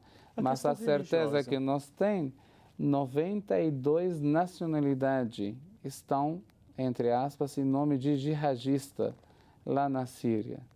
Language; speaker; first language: Portuguese; non-native, fluent; Arabic